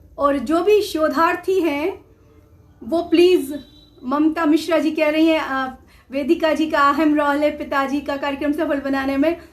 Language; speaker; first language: Hindi; native; Hindi